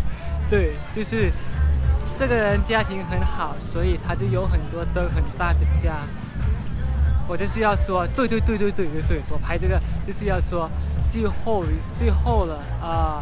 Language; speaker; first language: Chinese; non-native, learner; Thai